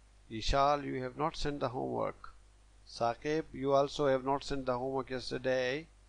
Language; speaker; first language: English; non-native, local second language; Pashto